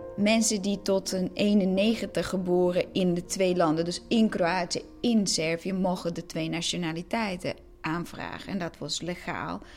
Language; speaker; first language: Dutch; non-native, fluent; Croatian